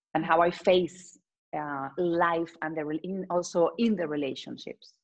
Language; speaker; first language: English; non-native, fluent; Spanish